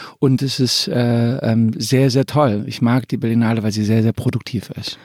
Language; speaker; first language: German; early bilingual, other home language; Croatian